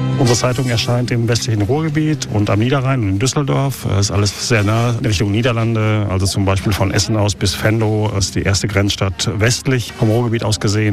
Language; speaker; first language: German; native; German